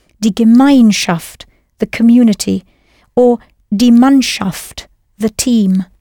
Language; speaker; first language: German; non-native, fluent; English